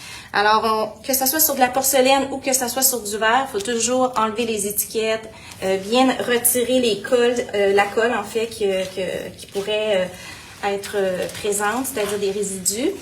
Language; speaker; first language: French; native; French